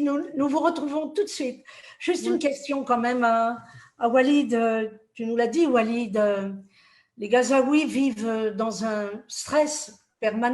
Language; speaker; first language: French; native; French